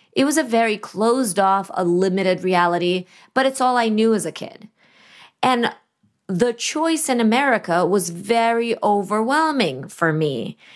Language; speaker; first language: English; early bilingual, other home language; Russian